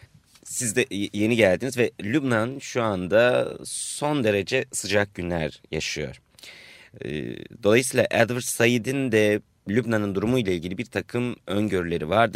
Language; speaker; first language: Turkish; native; Turkish